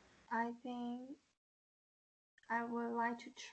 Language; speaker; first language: English; non-native, learner; Chinese